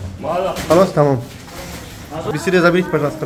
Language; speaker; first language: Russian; non-native, fluent; Tajik